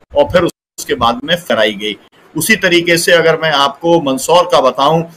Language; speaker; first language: Hindi; native; Hindi